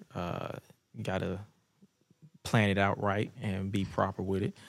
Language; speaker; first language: English; native; English